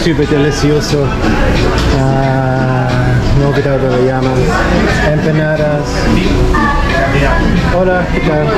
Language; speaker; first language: Spanish; non-native, learner; English